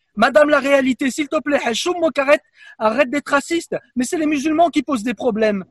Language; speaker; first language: French; native; French